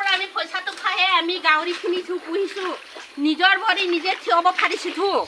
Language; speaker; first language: Assamese; non-native, local second language; Bodo